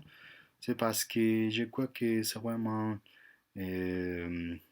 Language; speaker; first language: French; non-native, learner; Spanish